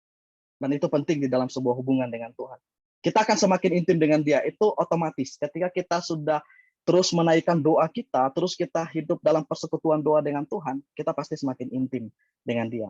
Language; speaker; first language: Indonesian; native; Indonesian